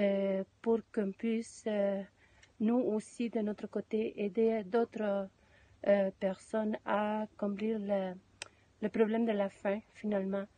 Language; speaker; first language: French; non-native, fluent; Spanish